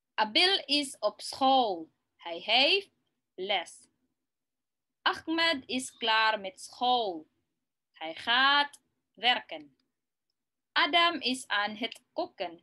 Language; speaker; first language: Dutch; non-native, learner; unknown